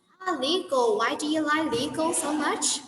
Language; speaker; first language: English; non-native, fluent; Vietnamese